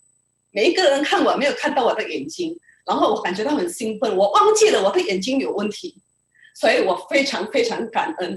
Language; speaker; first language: Chinese; early bilingual, heritage; Indonesian